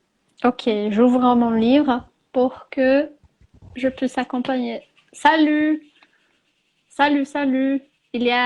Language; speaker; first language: French; non-native, fluent; Portuguese